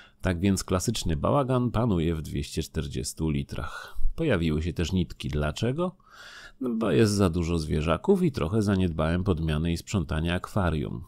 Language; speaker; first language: Polish; native; Polish